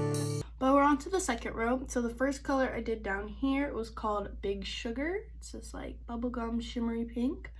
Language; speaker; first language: English; native; English